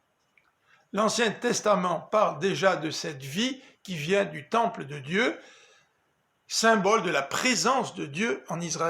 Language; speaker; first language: French; native; French